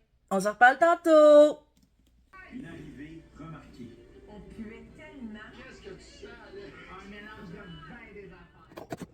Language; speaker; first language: French; native; French